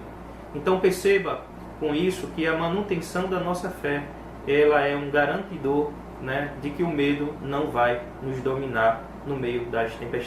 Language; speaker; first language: Portuguese; native; Portuguese